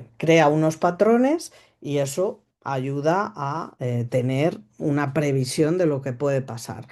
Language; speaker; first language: Spanish; native; Spanish